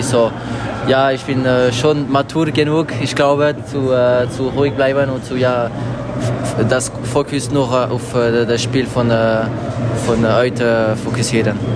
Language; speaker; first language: German; non-native, learner; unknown